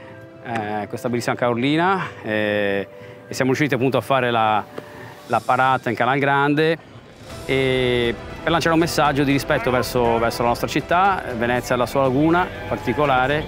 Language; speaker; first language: Italian; native; Italian